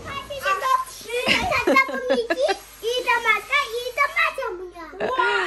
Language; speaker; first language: Polish; early bilingual, heritage; Polish